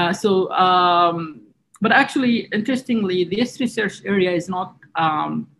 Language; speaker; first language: English; non-native, fluent; Arabic